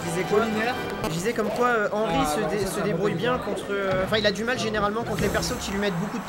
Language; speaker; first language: French; native; French